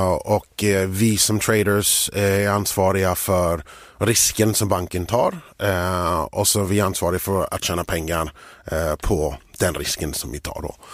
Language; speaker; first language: Swedish; early bilingual, other home language; English